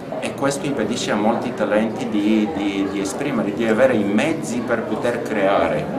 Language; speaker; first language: Italian; non-native, fluent; Bulgarian